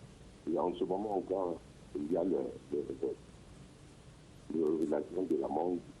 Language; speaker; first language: French; non-native, learner; Arabic